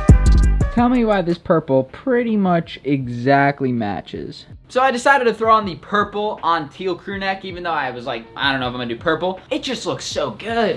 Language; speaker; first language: English; native; English